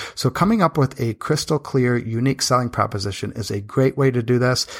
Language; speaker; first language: English; native; English